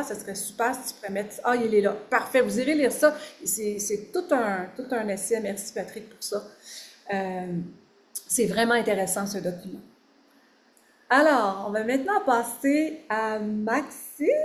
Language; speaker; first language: French; native; French